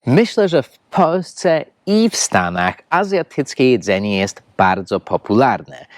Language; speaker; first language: Polish; non-native, fluent; English